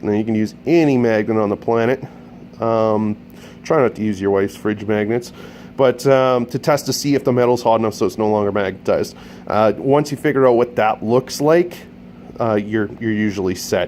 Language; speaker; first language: English; native; English